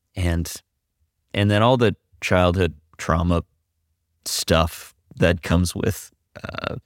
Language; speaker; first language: English; native; English